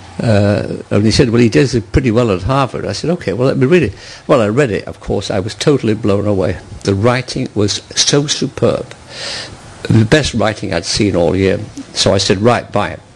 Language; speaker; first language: English; native; English